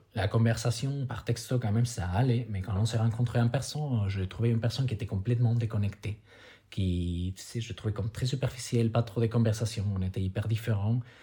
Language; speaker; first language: French; non-native, fluent; Spanish